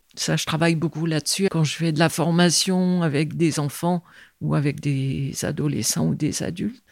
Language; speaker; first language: French; native; French